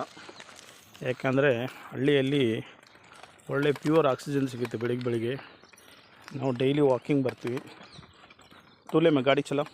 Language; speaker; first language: Kannada; non-native, local second language; Urdu